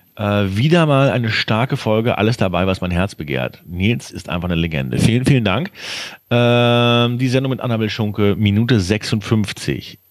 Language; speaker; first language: German; native; German